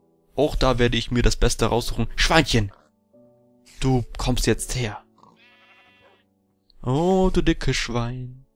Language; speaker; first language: German; native; German